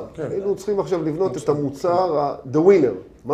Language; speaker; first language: Hebrew; native; Hebrew